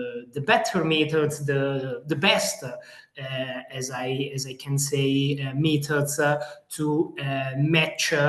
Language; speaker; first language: English; non-native, fluent; Italian